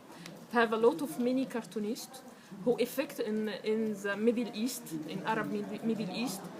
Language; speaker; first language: English; non-native, learner; Arabic